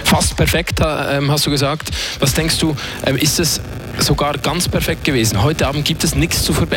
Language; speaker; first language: German; native; German